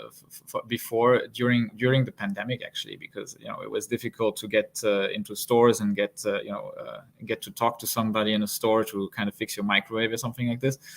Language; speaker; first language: English; non-native, fluent; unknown